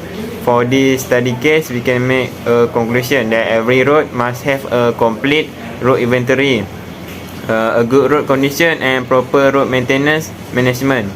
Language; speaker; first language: English; non-native, local second language; Malay